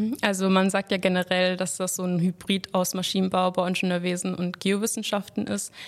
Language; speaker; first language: German; native; German